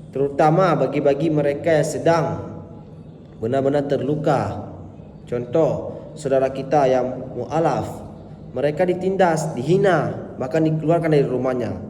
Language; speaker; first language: Malay; non-native, local second language; Achinese